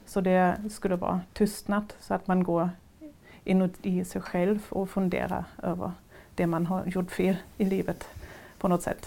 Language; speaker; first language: Swedish; non-native, fluent; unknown